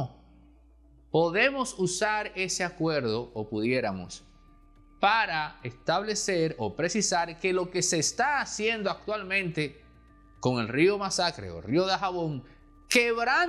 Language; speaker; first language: Spanish; native; Spanish